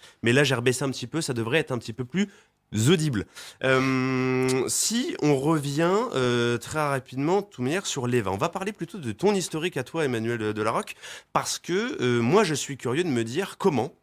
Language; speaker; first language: French; native; French